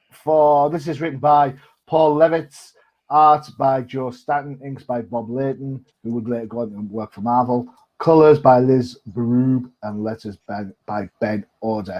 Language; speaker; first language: English; native; English